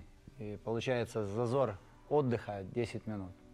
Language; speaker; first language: Russian; native; Russian